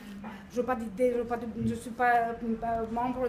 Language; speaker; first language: French; non-native, learner; Greek